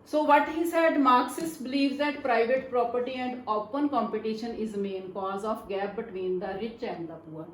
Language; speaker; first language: English; non-native, local second language; Punjabi